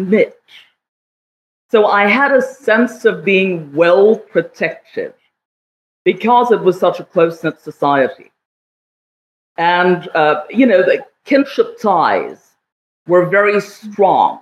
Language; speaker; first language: English; non-native, local second language; Kashmiri